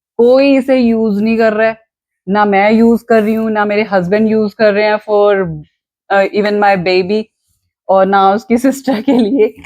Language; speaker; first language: Hindi; non-native, local second language; Punjabi